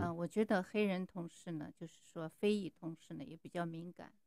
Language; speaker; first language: Chinese; native; Chinese